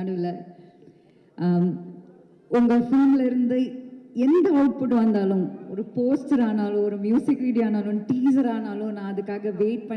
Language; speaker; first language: Tamil; non-native, local second language; Malayalam